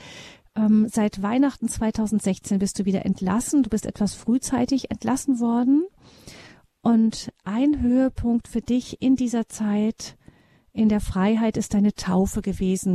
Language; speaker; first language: German; native; German